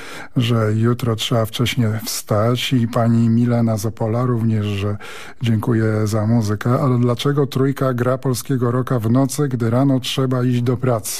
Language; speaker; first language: Polish; native; Polish